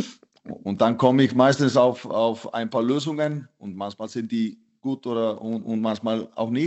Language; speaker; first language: German; non-native, fluent; Icelandic